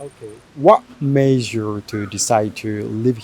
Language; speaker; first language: English; non-native, fluent; Japanese